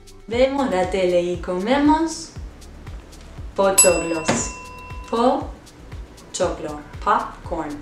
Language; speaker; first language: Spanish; non-native, fluent; English